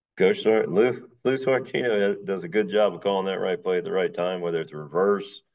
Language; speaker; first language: English; native; English